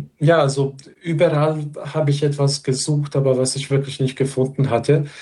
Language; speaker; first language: German; non-native, fluent; Serbian